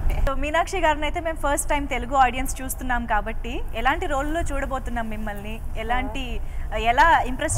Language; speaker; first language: Telugu; native; Telugu